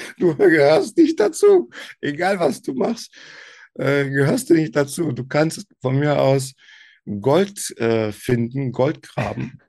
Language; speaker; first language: German; early bilingual, other home language; Turkish